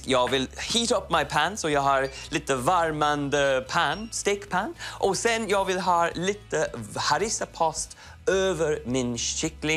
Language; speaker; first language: Swedish; non-native, learner; English